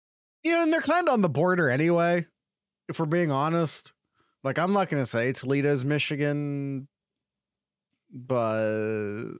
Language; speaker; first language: English; native; English